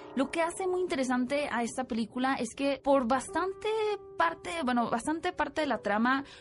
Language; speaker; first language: Spanish; native; Spanish